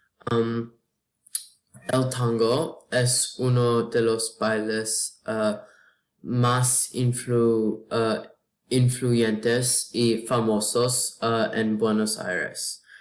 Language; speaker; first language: Spanish; non-native, learner; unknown